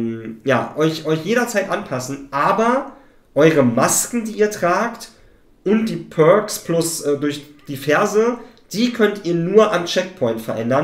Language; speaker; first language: German; native; German